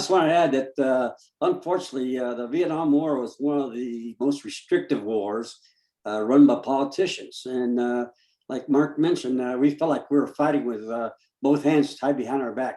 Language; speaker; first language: English; native; English